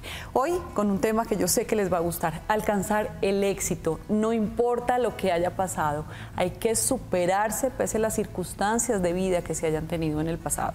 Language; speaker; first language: Spanish; native; Spanish